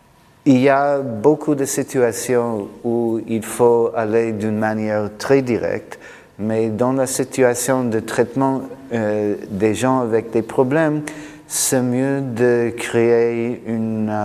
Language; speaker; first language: French; non-native, fluent; English